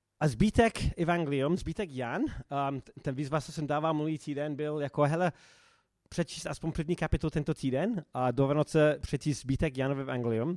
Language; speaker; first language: Czech; non-native, fluent; English